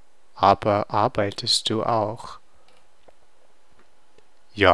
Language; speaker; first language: German; non-native, learner; English